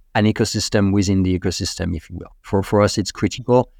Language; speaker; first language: English; non-native, fluent; French